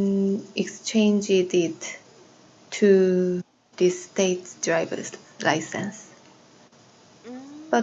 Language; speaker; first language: English; non-native, learner; Korean